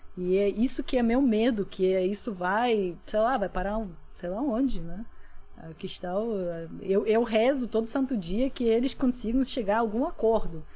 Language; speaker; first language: Portuguese; non-native, fluent; Russian